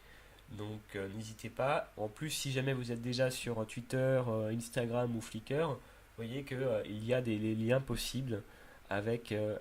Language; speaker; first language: French; native; French